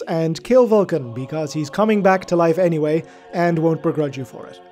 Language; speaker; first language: English; native; English